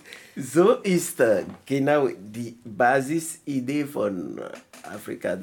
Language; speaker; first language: German; non-native, learner; French